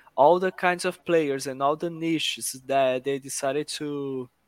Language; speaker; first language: English; non-native, fluent; Portuguese